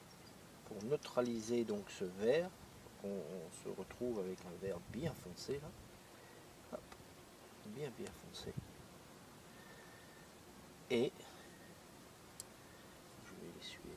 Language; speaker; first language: French; native; French